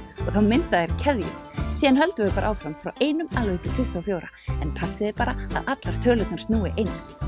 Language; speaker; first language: Icelandic; native; Icelandic